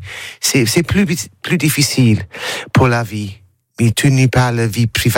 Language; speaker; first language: French; non-native, learner; English